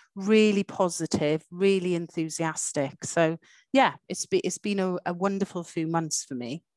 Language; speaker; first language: English; native; English